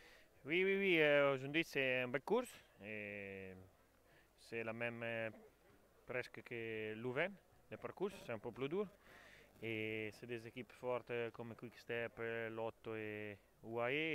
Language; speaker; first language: French; non-native, learner; Italian